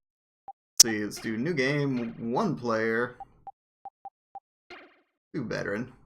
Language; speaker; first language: English; native; English